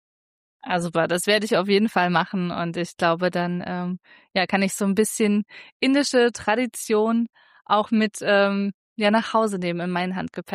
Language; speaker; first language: German; native; German